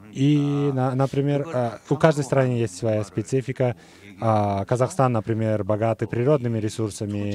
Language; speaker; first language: Russian; non-native, fluent; Korean